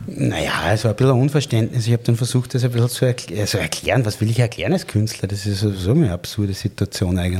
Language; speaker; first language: German; native; German